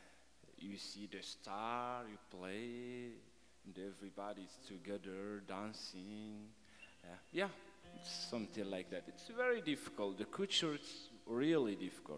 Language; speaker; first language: English; non-native, learner; Tamasheq